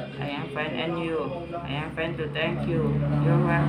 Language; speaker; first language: English; non-native, learner; Indonesian